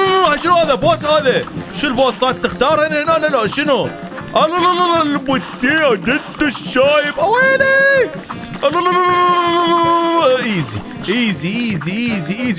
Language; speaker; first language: Arabic; native; Arabic